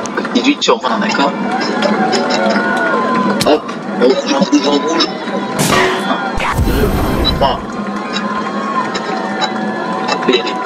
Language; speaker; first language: French; native; French